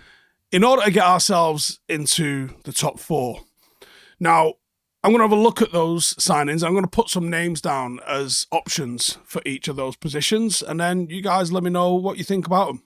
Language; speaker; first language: English; native; English